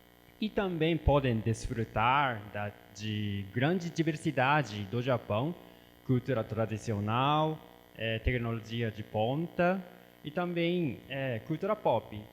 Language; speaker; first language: Portuguese; non-native, fluent; Japanese